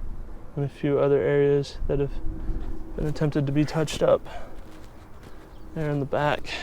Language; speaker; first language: English; native; English